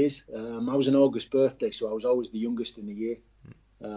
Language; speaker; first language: English; native; English